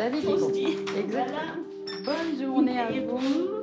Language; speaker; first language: French; native; French